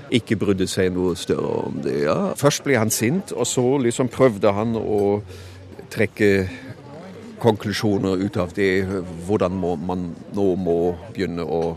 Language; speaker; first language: Norwegian; non-native, fluent; German